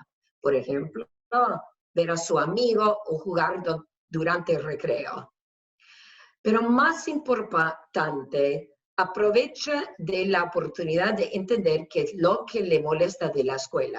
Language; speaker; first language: Spanish; non-native, fluent; English